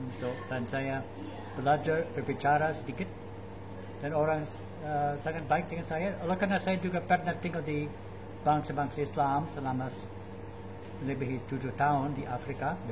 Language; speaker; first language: Indonesian; non-native, fluent; English